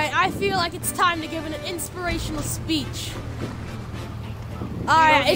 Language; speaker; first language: English; native; English